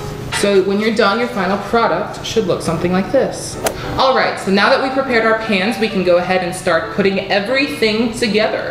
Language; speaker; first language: English; native; English